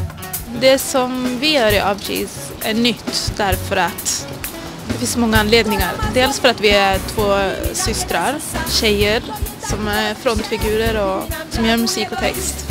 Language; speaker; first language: Swedish; early bilingual, other home language; Persian